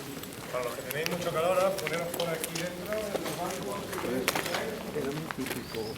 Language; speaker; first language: Spanish; native; Spanish